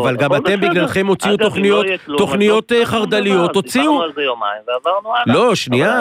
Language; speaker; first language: Hebrew; native; Hebrew